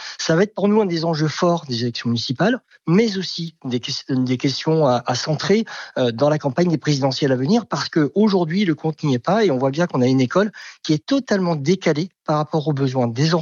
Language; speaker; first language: French; native; French